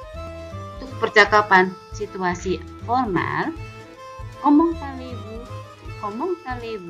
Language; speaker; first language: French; non-native, fluent; Indonesian